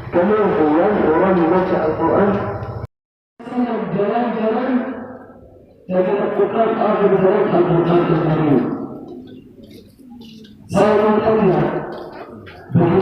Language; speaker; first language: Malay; non-native, learner; Arabic